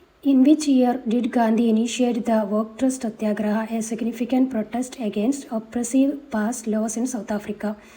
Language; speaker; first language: English; non-native, local second language; Malayalam